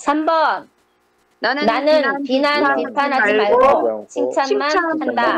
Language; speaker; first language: Korean; native; Korean